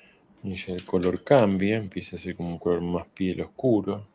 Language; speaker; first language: Spanish; native; Spanish